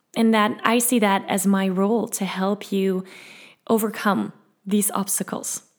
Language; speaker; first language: English; non-native, fluent; Dutch